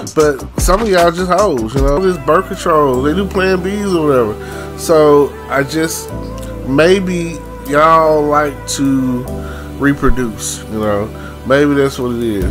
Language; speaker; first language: English; native; English